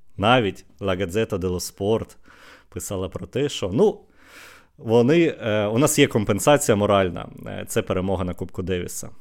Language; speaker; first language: Ukrainian; native; Ukrainian